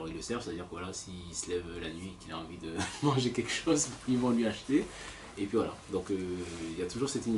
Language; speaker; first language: French; native; French